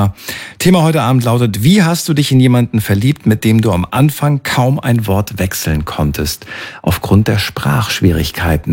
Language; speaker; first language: German; native; German